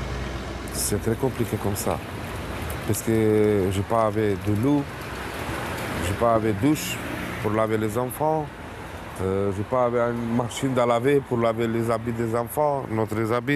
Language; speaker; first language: French; non-native, learner; Romanian